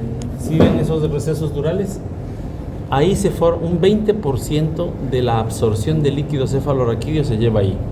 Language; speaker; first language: Spanish; native; Spanish